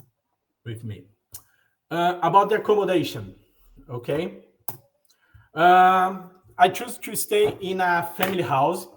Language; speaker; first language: English; non-native, learner; Portuguese